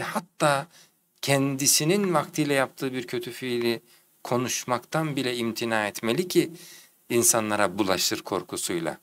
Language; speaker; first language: Turkish; native; Turkish